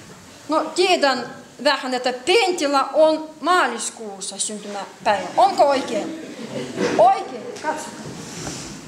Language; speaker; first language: Finnish; non-native, learner; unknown